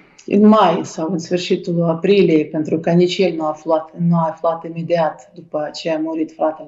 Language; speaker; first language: Romanian; non-native, fluent; Ukrainian